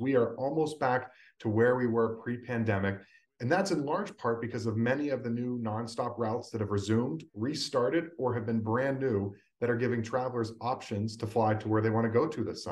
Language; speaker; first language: English; native; English